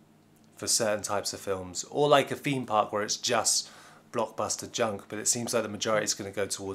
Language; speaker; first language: English; native; English